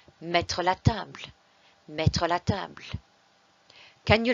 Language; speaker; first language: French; non-native, fluent; English